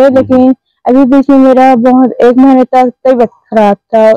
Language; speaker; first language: Hindi; native; Hindi